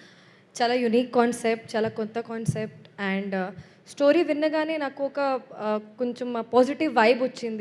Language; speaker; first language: Telugu; non-native, learner; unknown